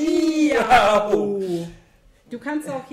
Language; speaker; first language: German; non-native, fluent; English